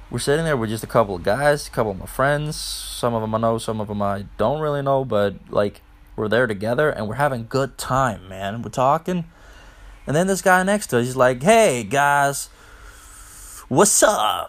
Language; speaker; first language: English; non-native, fluent; Danish